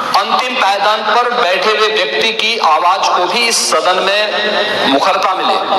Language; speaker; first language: Hindi; native; Hindi